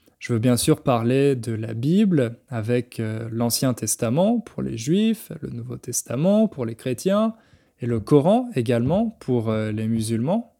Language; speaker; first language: French; native; French